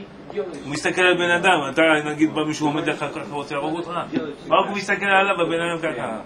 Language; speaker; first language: Hebrew; non-native, fluent; Russian